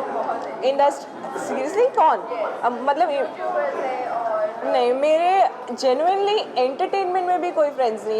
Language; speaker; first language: Hindi; native; Hindi